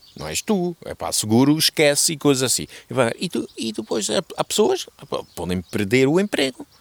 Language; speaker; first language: Portuguese; non-native, fluent; German